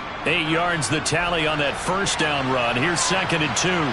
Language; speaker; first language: English; native; English